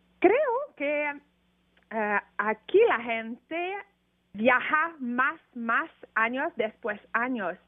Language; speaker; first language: Spanish; non-native, learner; French